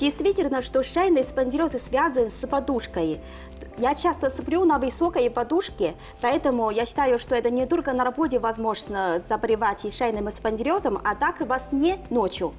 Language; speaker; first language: Russian; non-native, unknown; Chinese